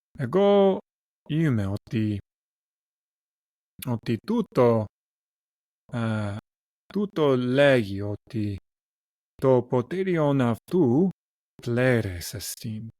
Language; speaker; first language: Greek; non-native, learner; English